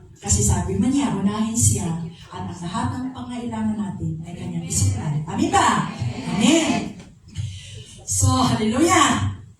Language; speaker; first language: Filipino; non-native, local second language; Cebuano